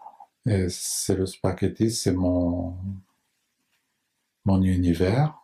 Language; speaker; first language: French; non-native, learner; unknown